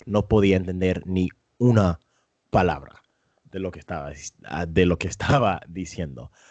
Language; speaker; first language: Spanish; non-native, fluent; English